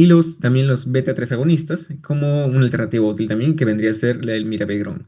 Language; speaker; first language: Spanish; native; Spanish